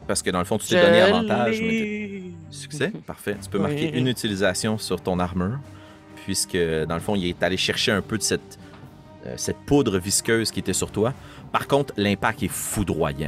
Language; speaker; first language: French; native; French